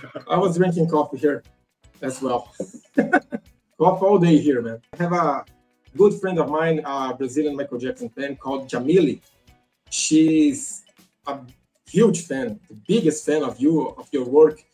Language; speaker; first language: English; non-native, fluent; Portuguese